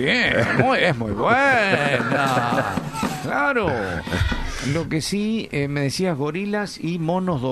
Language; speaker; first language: Spanish; native; Spanish